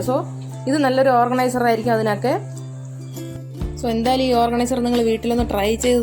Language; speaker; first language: Malayalam; native; Malayalam